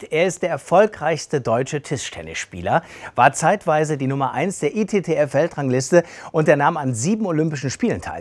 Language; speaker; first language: German; native; German